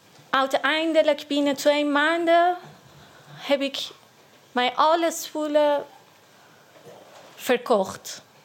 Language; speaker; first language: Dutch; non-native, fluent; Persian